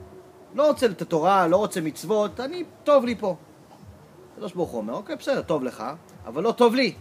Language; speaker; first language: Hebrew; early bilingual, heritage; English